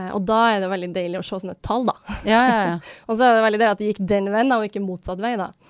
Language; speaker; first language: Norwegian; native; Norwegian